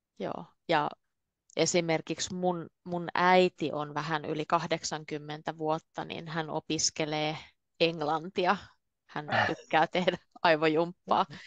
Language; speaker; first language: Finnish; native; Finnish